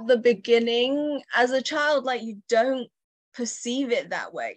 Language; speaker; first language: English; early bilingual, other home language; Chinese